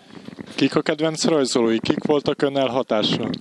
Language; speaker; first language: Hungarian; native; Hungarian